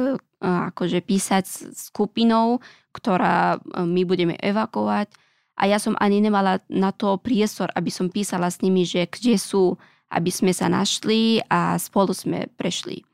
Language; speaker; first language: Slovak; non-native, learner; Pashto